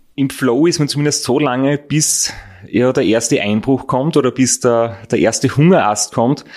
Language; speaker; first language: German; native; German